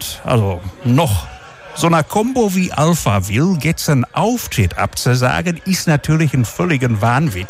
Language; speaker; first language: German; native; German